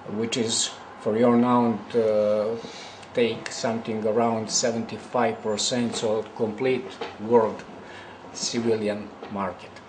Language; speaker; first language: English; non-native, learner; Serbian